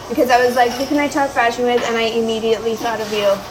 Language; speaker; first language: English; native; English